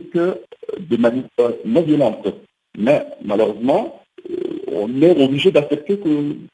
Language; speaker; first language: French; non-native, local second language; Sango